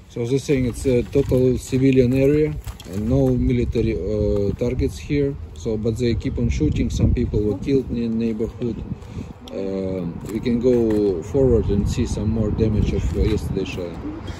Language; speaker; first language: English; non-native, fluent; Russian